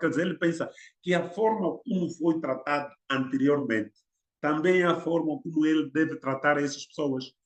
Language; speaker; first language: Portuguese; non-native, local second language; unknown